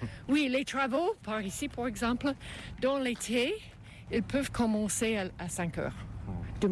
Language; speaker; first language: French; non-native, learner; English